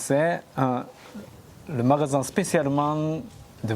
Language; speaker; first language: French; non-native, learner; Japanese